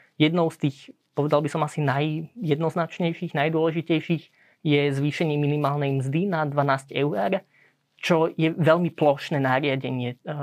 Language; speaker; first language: Slovak; early bilingual, heritage; Slovak